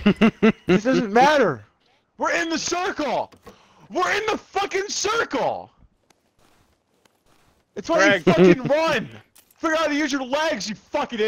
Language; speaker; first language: English; native; English